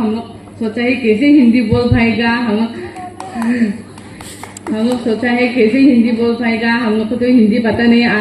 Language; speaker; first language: Hindi; non-native, local second language; Garo